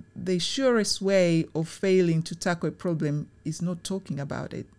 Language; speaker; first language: English; non-native, local second language; Swahili